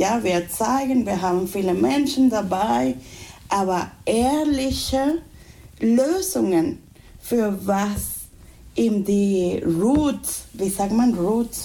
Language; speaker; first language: German; non-native, fluent; Spanish